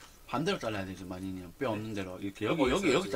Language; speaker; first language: Korean; native; Korean